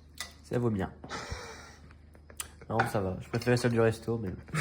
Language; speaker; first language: French; native; French